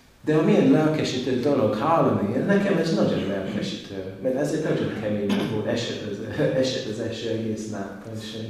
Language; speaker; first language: Hungarian; non-native, learner; English